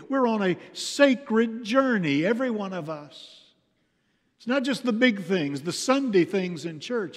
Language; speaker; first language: English; native; English